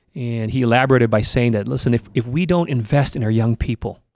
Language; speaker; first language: English; native; English